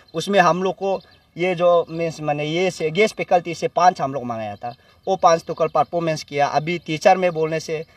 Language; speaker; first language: Hindi; non-native, local second language; Nyishi